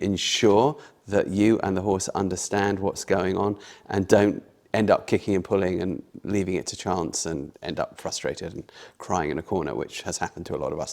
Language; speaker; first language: English; native; English